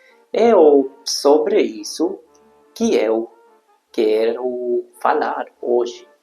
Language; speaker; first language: Portuguese; non-native, fluent; Hungarian